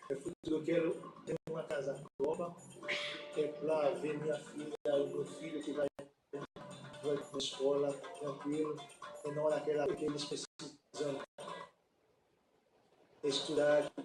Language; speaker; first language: Portuguese; non-native, learner; Haitian Creole